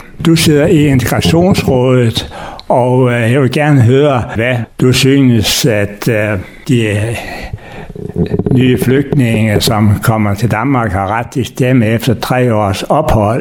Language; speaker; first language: Danish; native; Danish